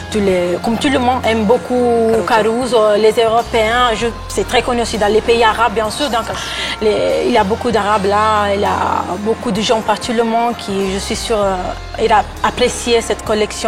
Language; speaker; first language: French; non-native, fluent; Italian